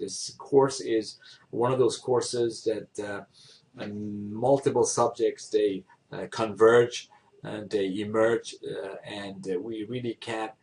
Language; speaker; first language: English; non-native, fluent; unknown